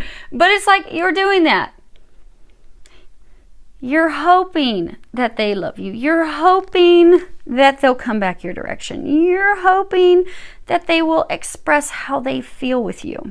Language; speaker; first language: English; native; English